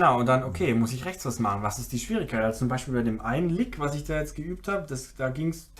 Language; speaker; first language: German; native; German